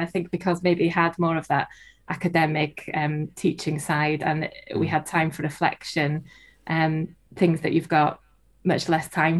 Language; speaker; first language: English; non-native, local second language; Welsh